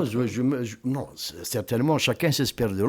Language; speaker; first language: French; non-native, local second language; Kabyle